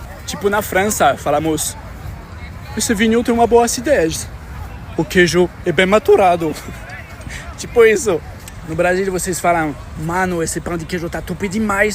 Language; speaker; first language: Portuguese; non-native, fluent; French